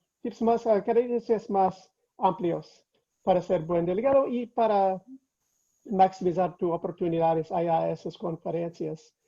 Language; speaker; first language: Spanish; non-native, fluent; English